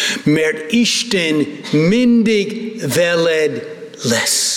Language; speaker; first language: Hungarian; non-native, fluent; English